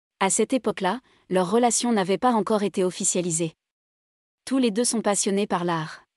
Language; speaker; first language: French; native; French